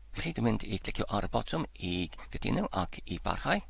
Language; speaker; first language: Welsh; non-native, learner; Polish